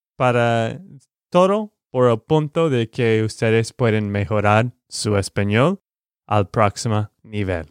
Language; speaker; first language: Spanish; non-native, fluent; English